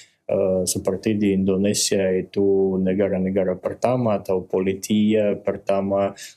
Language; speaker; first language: Indonesian; non-native, fluent; Russian